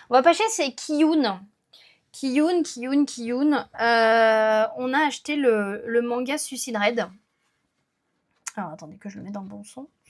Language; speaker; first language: French; native; French